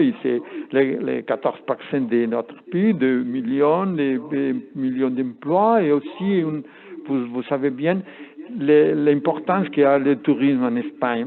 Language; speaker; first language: French; non-native, learner; Spanish